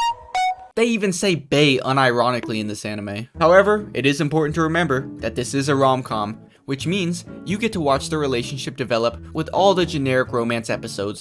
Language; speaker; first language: English; native; English